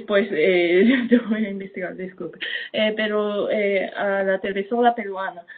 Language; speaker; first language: Spanish; non-native, fluent; Japanese